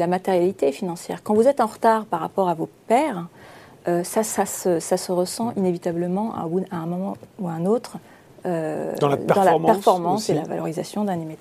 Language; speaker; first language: French; native; French